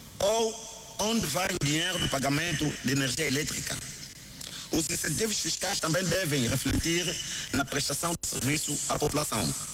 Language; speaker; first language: Portuguese; non-native, local second language; Kongo